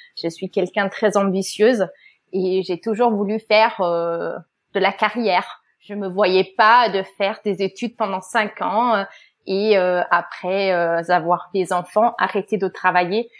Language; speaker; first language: French; non-native, fluent; German